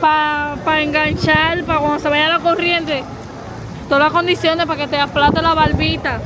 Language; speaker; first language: Spanish; native; Spanish